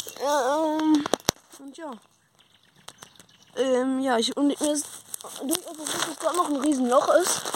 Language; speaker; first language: German; native; German